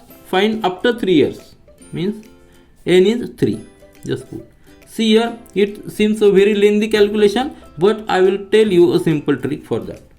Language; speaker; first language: English; non-native, local second language; Marathi